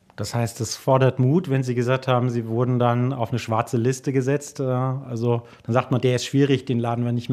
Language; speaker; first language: German; native; German